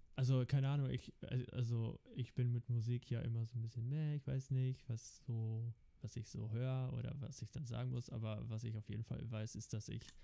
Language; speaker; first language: German; early bilingual, other home language; Dutch